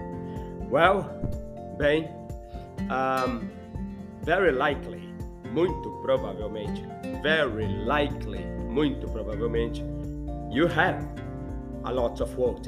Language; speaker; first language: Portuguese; non-native, fluent; English